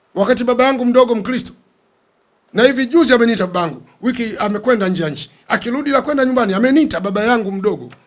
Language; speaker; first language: Swahili; native; Swahili